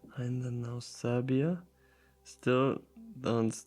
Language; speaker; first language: Portuguese; non-native, learner; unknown